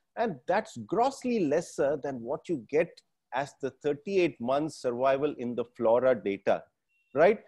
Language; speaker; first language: English; non-native, local second language; Tamil